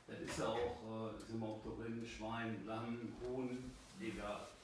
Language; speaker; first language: German; native; German